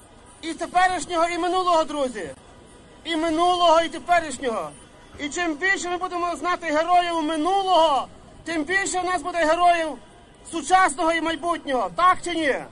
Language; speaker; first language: Ukrainian; native; Ukrainian